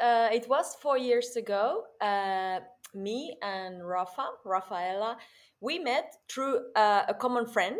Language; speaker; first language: English; non-native, fluent; Finnish